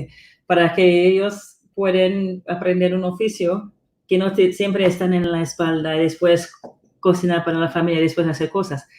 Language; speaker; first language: Spanish; non-native, fluent; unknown